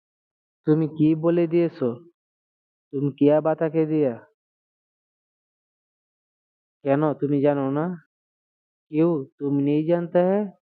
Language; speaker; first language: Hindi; non-native, learner; Bangla